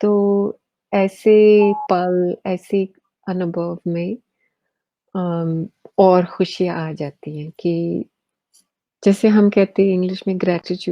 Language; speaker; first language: Hindi; early bilingual, heritage; Hindi